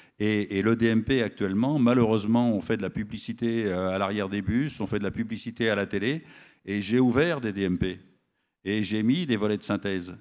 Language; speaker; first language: French; native; French